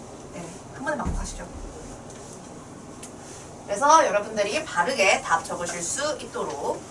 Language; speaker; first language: Korean; native; Korean